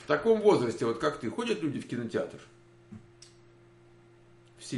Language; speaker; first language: Russian; native; Russian